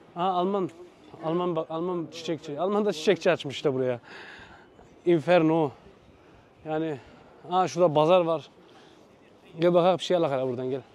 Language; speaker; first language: Turkish; early bilingual, heritage; Turkish